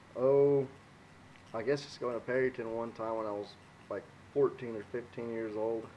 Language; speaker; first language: English; native; English